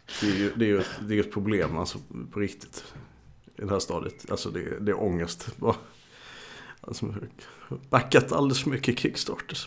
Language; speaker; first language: Swedish; native; Swedish